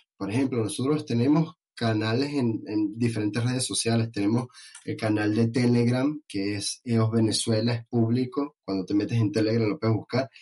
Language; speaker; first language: Spanish; native; Spanish